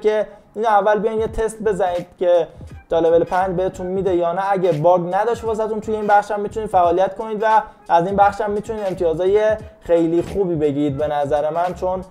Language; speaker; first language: Persian; native; Persian